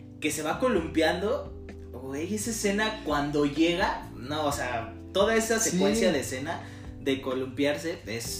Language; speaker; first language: Spanish; native; Spanish